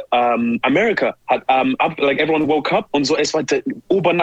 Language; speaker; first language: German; non-native, fluent; English